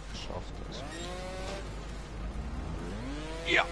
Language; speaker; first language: German; native; German